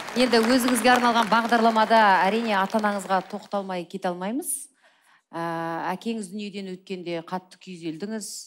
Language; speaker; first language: Kazakh; native; Kazakh